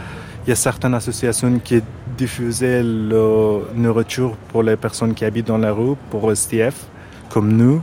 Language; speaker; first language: French; non-native, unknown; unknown